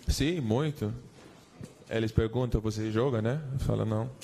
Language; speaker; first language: Portuguese; non-native, learner; English